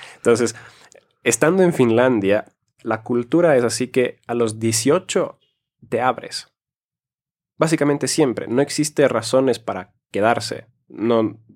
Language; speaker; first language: Spanish; early bilingual, heritage; Spanish